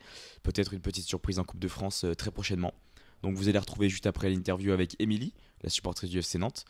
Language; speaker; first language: French; native; French